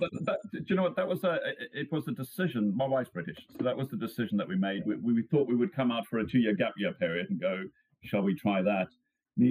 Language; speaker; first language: English; native; English